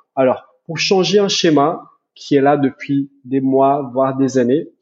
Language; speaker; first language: French; non-native, fluent; Portuguese